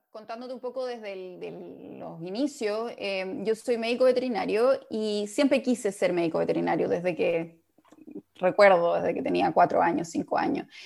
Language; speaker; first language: Spanish; native; Spanish